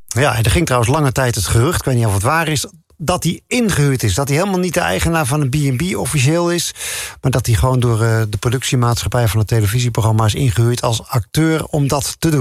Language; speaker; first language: Dutch; native; Dutch